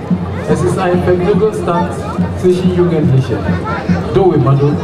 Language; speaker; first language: German; non-native, learner; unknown